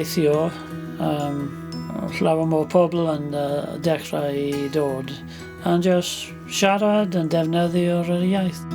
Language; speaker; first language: Welsh; non-native, learner; English